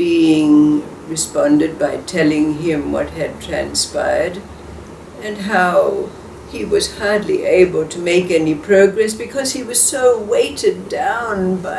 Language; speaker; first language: English; native; English